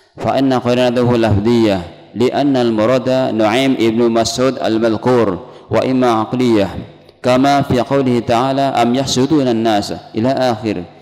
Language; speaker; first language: Arabic; non-native, fluent; Indonesian